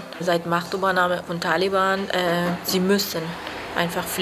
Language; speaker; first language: German; non-native, fluent; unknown